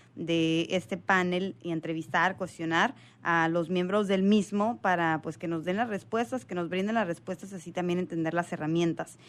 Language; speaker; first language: Spanish; native; Spanish